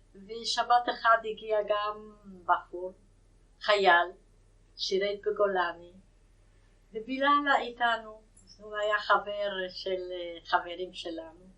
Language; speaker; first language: Hebrew; non-native, fluent; Yiddish